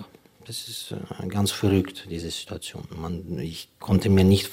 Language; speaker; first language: German; non-native, fluent; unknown